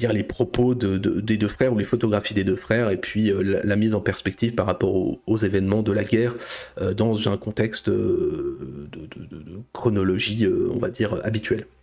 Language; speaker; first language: French; native; French